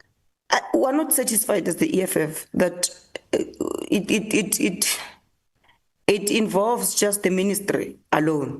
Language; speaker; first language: English; non-native, local second language; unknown